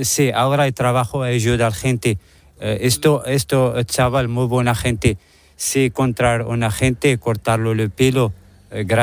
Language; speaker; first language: Spanish; non-native, learner; Arabic